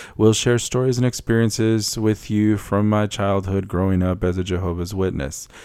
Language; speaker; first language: English; early bilingual, other home language; Spanish